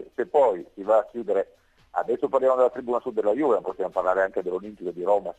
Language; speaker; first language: Italian; native; Italian